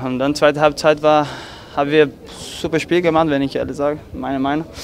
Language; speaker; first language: German; non-native, fluent; Portuguese